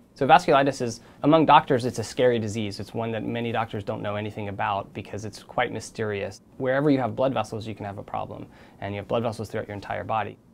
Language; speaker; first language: English; native; English